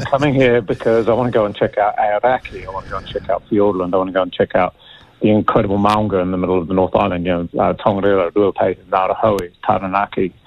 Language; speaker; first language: English; native; English